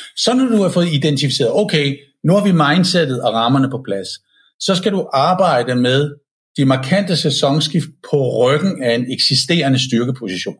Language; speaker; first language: Danish; native; Danish